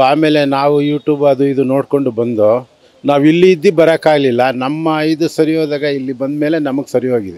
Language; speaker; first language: Kannada; native; Kannada